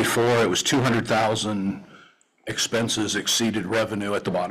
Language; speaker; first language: English; native; English